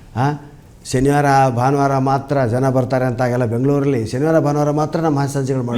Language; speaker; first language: Kannada; native; Kannada